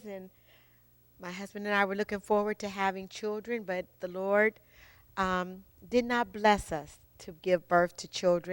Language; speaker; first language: English; native; English